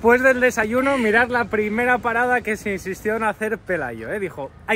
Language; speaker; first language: Spanish; native; Spanish